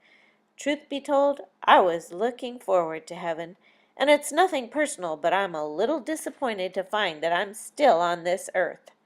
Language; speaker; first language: English; native; English